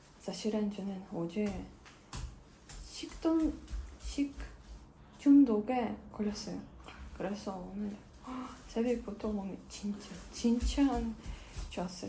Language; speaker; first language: Korean; non-native, fluent; Ukrainian